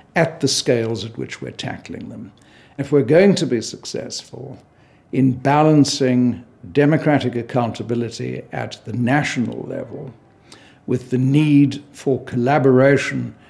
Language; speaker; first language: English; native; English